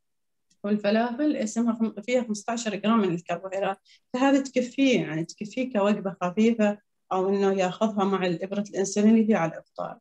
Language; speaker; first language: Arabic; native; Arabic